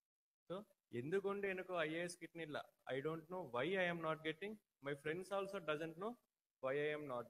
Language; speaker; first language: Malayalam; non-native, learner; Telugu